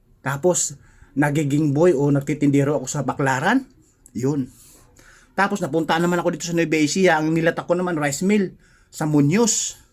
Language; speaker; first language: Filipino; non-native, local second language; Cebuano